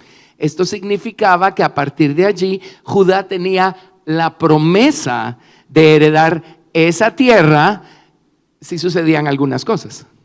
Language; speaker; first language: Spanish; native; Spanish